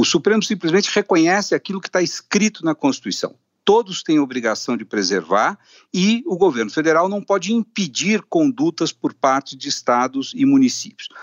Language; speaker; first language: Portuguese; native; Portuguese